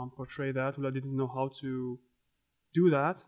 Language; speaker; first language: English; non-native, fluent; Arabic